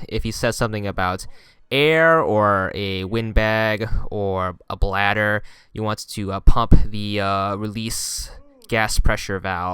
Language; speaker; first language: English; native; English